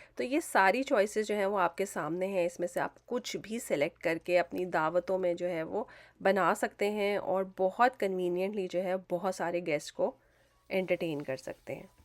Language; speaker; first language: Urdu; native; Urdu